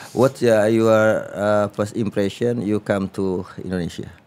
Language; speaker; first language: English; non-native, learner; Indonesian